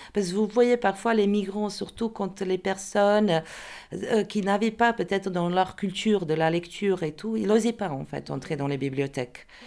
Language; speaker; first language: French; non-native, fluent; Croatian